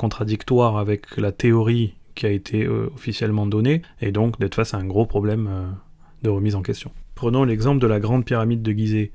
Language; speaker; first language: French; native; French